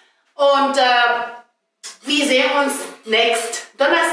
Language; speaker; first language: German; non-native, fluent; Chinese